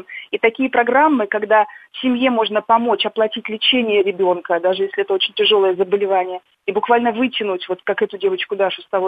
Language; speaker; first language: Russian; native; Russian